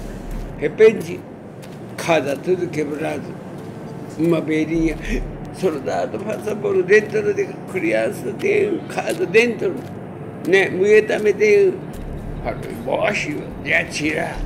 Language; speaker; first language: Portuguese; non-native, learner; Japanese